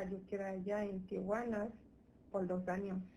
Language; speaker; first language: Spanish; non-native, learner; Haitian Creole